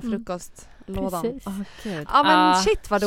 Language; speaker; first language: Swedish; native; Swedish